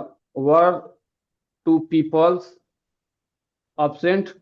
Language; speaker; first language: English; non-native, learner; Hindi